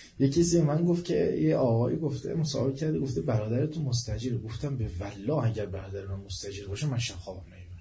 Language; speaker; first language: Persian; native; Persian